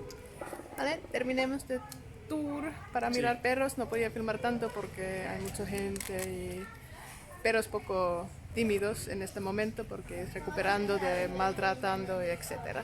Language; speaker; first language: Spanish; non-native, learner; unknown